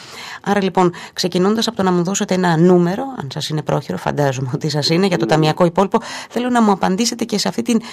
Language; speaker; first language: Greek; native; Greek